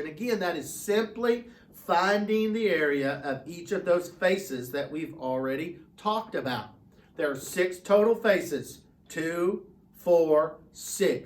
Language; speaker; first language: English; native; English